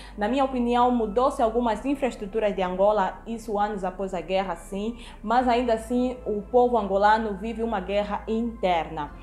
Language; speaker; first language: Portuguese; native; Portuguese